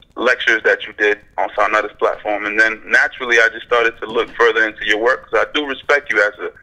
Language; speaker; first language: English; native; English